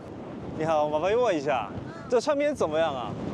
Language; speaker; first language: Chinese; non-native, learner; Korean